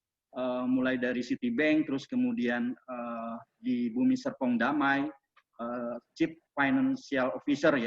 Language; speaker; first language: Indonesian; native; Indonesian